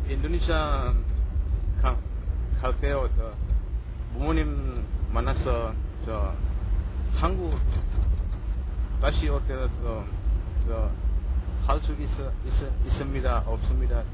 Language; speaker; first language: Korean; non-native, learner; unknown